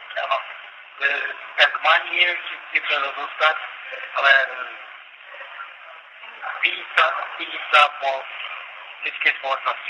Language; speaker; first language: Czech; non-native, local second language; Romany